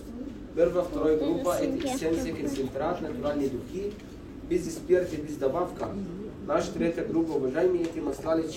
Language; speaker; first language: Russian; non-native, learner; Arabic